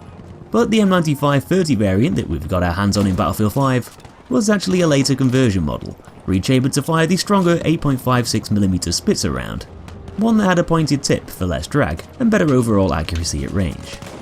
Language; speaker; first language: English; native; English